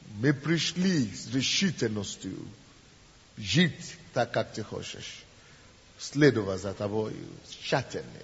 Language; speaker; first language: Russian; non-native, fluent; Yoruba